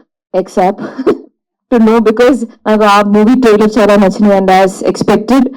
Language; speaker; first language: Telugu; non-native, local second language; Malayalam